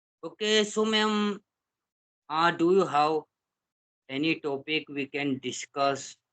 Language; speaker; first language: English; non-native, learner; Hindi